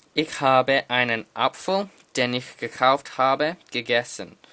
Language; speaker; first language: German; non-native, learner; English